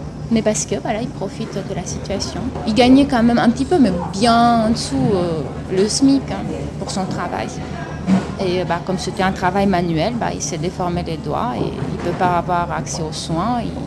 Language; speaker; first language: French; non-native, fluent; Romanian